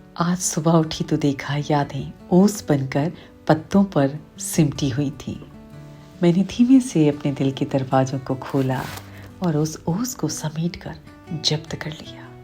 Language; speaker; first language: Hindi; native; Hindi